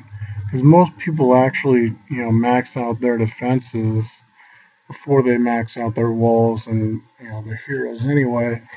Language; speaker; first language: English; native; English